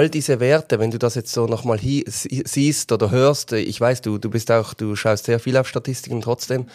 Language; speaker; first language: German; native; German